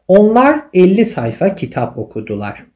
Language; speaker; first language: Turkish; non-native, fluent; Persian